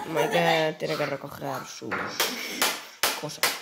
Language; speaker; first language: Spanish; native; Spanish